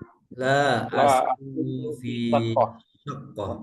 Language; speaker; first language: Arabic; non-native, learner; Indonesian